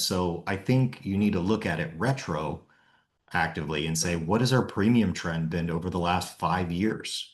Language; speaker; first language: English; native; English